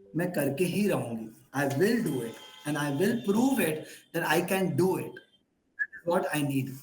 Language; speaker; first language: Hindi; non-native, local second language; Gujarati